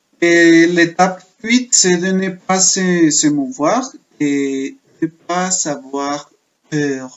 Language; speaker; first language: French; non-native, fluent; Spanish